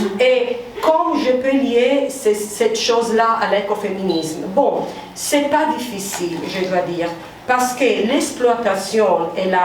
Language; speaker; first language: French; non-native, fluent; Italian